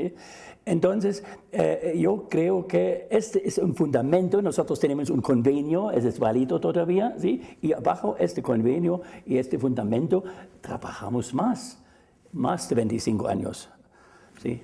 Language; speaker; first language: Spanish; non-native, fluent; German